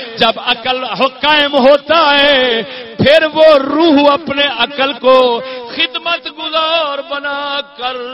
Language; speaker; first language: Urdu; non-native, local second language; Punjabi